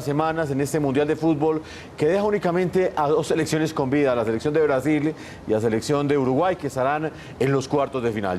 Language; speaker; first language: Spanish; native; Spanish